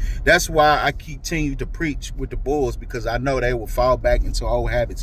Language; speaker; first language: English; native; English